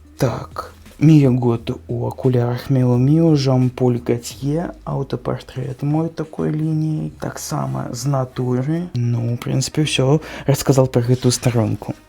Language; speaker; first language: Belarusian; native; Belarusian